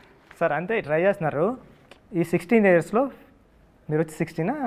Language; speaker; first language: Telugu; native; Telugu